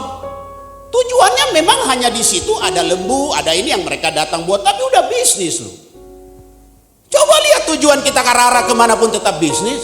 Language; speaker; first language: Indonesian; native; Indonesian